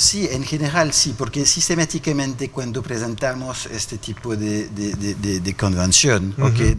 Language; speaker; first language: Spanish; non-native, fluent; French